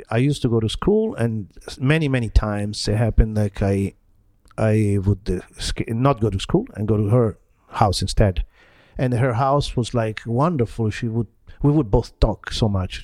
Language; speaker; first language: English; non-native, fluent; Italian